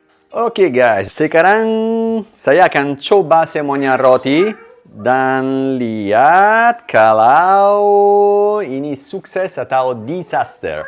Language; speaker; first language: Indonesian; non-native, learner; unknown